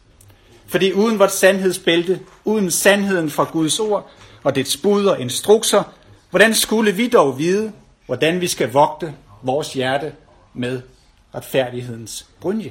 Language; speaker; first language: Danish; native; Danish